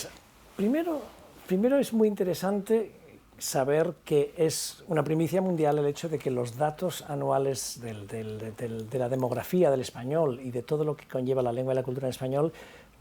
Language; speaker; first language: Spanish; native; Spanish